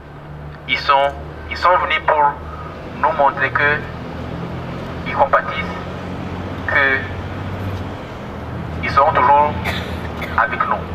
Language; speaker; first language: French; non-native, local second language; Kinyarwanda